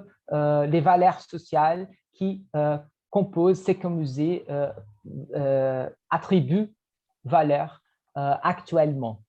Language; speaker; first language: French; non-native, fluent; Portuguese